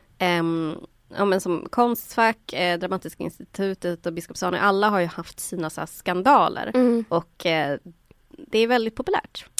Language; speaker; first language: Swedish; native; Swedish